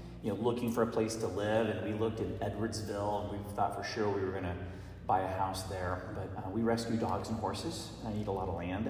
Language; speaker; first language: English; native; English